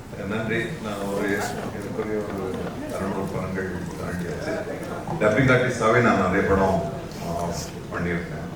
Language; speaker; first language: Tamil; native; Tamil